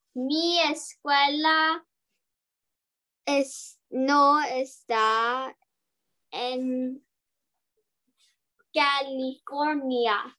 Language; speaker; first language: Spanish; non-native, learner; English